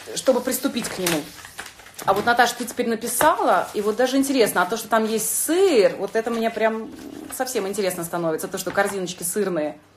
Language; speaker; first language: Russian; native; Russian